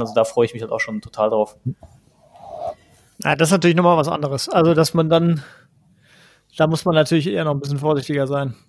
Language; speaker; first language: German; native; German